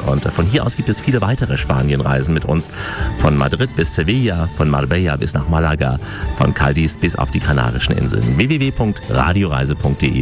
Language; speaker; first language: German; native; German